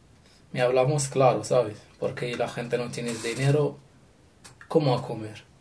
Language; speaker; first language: Spanish; non-native, learner; Arabic